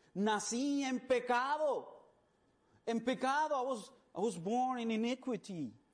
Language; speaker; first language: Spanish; early bilingual, heritage; Spanish